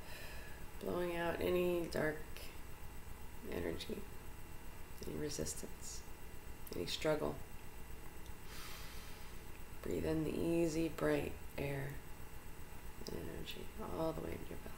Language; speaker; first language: English; native; English